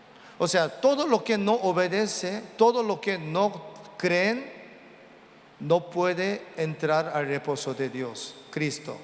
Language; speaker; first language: Spanish; non-native, learner; Korean